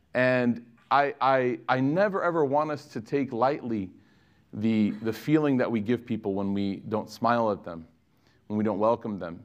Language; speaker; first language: English; native; English